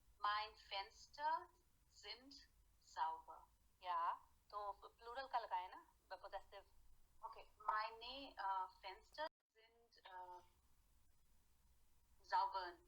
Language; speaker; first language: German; non-native, learner; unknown